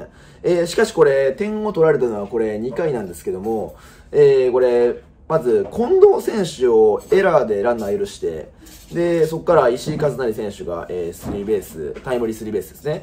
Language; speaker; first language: Japanese; native; Japanese